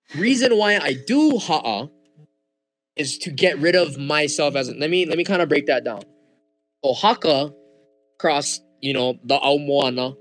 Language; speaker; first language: English; early bilingual, other home language; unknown